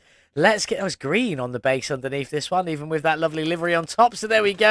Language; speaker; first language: English; native; English